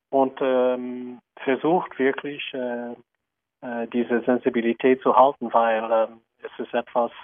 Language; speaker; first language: German; non-native, fluent; English